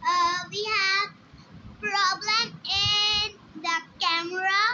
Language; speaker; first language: English; non-native, learner; Urdu